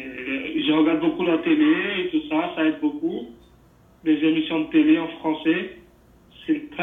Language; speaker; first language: French; non-native, fluent; Portuguese